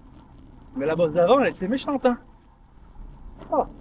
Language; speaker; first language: French; native; French